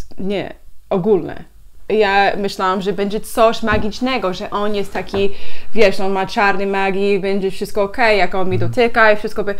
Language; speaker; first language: Polish; non-native, learner; English